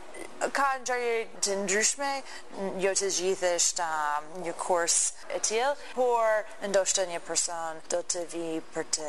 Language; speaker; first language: Albanian; non-native, learner; English